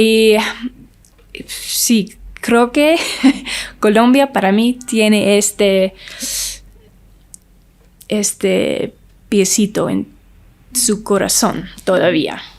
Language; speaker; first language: Spanish; non-native, learner; English